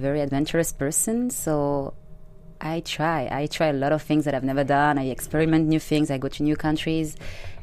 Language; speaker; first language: English; non-native, fluent; French